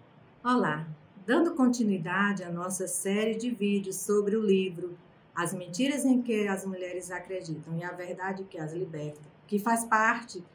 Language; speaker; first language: Portuguese; native; Portuguese